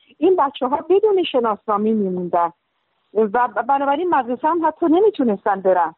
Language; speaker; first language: Persian; native; Persian